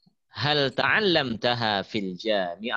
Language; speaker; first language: Arabic; non-native, fluent; Indonesian